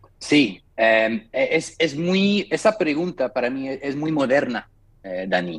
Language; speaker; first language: Spanish; non-native, fluent; French